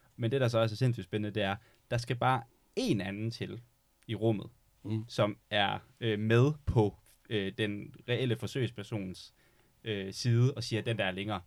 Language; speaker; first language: Danish; native; Danish